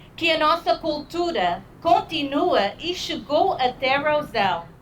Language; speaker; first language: Portuguese; early bilingual, heritage; Portuguese